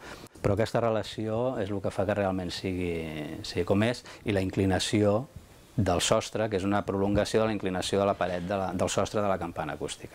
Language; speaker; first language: Catalan; native; Catalan